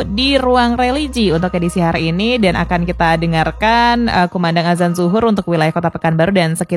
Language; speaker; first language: Indonesian; native; Indonesian